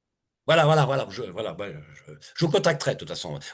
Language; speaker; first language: French; native; French